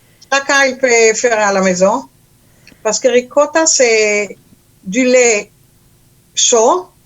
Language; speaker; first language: French; non-native, learner; Hebrew